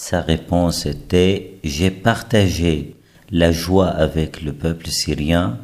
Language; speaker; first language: French; non-native, fluent; Arabic